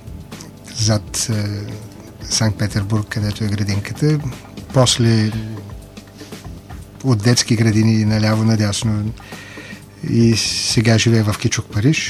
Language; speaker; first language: Bulgarian; native; Bulgarian